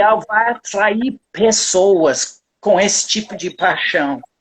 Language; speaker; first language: Portuguese; non-native, fluent; English